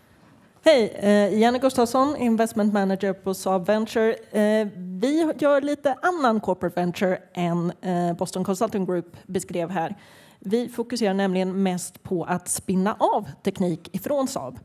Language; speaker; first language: Swedish; native; Swedish